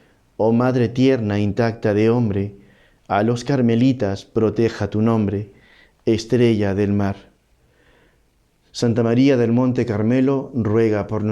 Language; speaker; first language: Spanish; native; Spanish